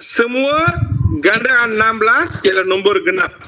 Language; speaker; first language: Malay; non-native, local second language; Tamil